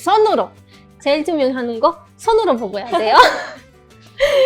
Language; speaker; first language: Korean; non-native, fluent; Spanish